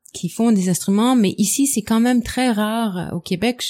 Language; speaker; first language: French; non-native, fluent; English